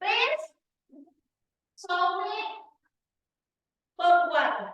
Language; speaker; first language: English; non-native, learner; Indonesian